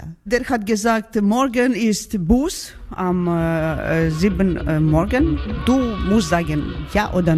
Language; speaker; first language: German; non-native, learner; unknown